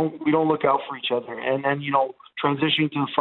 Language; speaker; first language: English; non-native, fluent; Italian